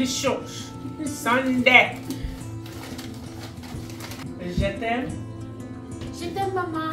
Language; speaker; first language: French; non-native, learner; English